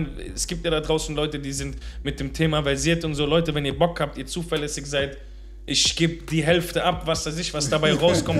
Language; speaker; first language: German; native; German